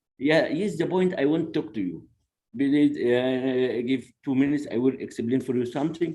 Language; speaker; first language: English; non-native, learner; Arabic